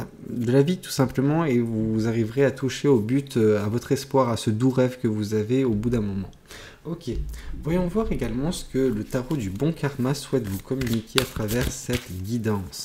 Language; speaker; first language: French; native; French